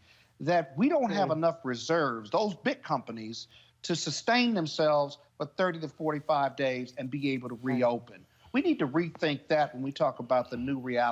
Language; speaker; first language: English; native; English